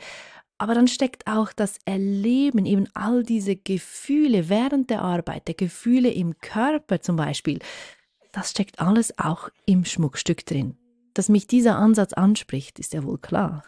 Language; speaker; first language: German; native; German